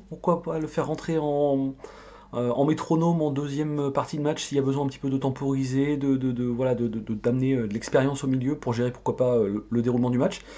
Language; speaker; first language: French; native; French